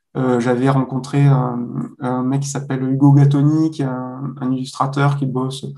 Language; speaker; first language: French; native; French